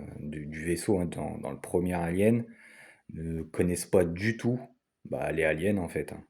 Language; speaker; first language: French; native; French